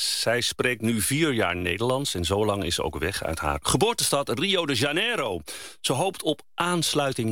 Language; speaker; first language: Dutch; native; Dutch